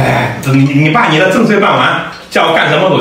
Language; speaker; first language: Chinese; native; Chinese